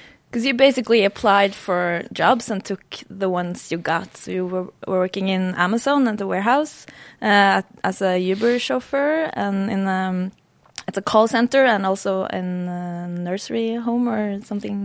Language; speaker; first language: English; non-native, fluent; Norwegian